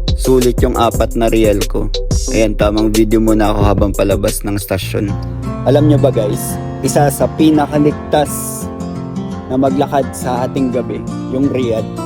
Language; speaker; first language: Filipino; native; Filipino